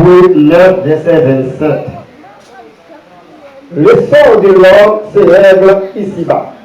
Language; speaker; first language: French; non-native, local second language; Haitian Creole